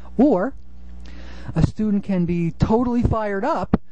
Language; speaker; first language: English; native; English